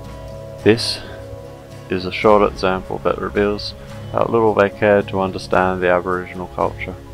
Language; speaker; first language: English; native; English